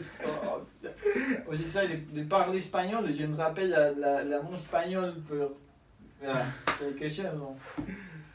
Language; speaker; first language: French; non-native, learner; Spanish